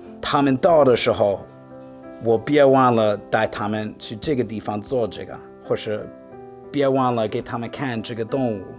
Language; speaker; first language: Chinese; non-native, fluent; English